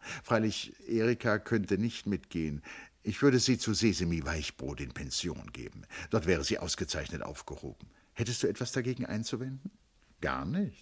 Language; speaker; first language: German; native; German